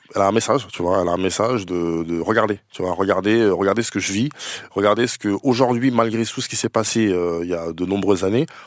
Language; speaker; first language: French; native; French